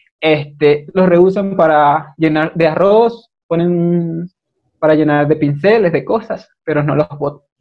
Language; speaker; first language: Spanish; native; Spanish